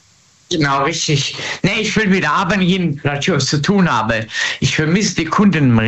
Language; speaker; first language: German; native; German